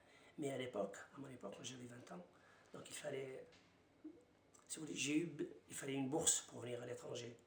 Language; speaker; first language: French; non-native, local second language; Arabic